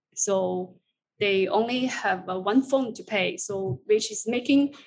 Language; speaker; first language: English; non-native, fluent; Chinese